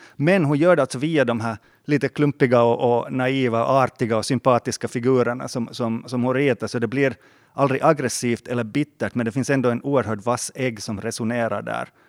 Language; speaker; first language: Swedish; native; Swedish